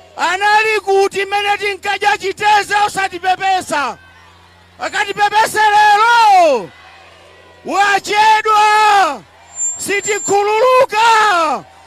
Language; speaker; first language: Nyanja; native; Nyanja